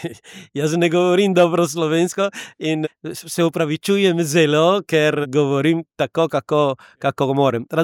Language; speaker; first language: Slovenian; non-native, learner; Italian